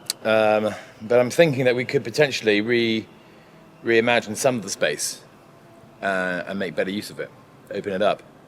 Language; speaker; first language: English; native; English